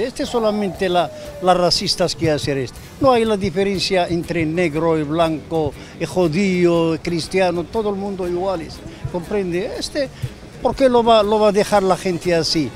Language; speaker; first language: Spanish; non-native, learner; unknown